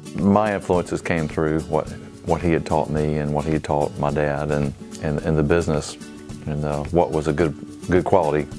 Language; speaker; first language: English; native; English